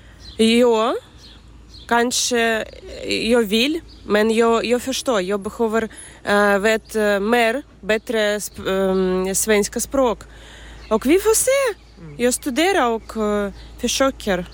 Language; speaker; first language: Swedish; non-native, learner; Ukrainian